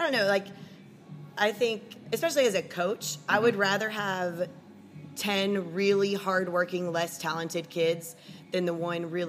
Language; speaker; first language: English; native; English